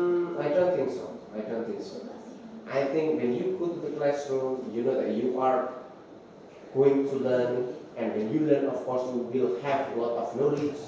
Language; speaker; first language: English; non-native, fluent; Indonesian